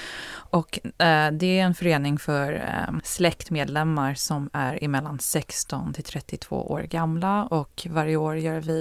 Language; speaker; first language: Swedish; early bilingual, heritage; Swedish